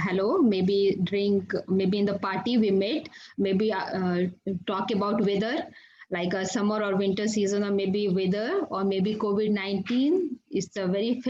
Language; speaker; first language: English; non-native, learner; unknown